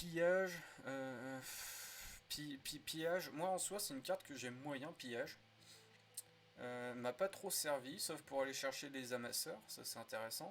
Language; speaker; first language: French; native; French